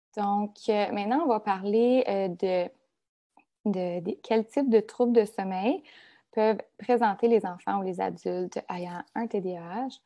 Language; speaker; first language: French; native; French